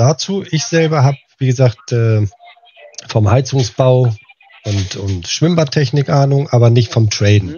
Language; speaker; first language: German; native; German